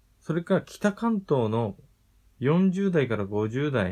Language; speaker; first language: Japanese; native; Japanese